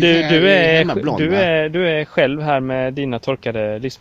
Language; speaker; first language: Swedish; native; Swedish